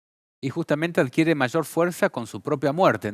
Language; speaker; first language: Spanish; native; Spanish